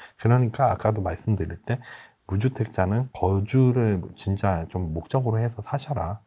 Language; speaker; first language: Korean; native; Korean